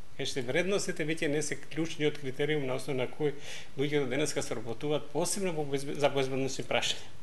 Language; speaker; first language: Macedonian; non-native, local second language; Albanian